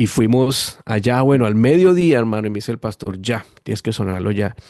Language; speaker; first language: Spanish; native; Spanish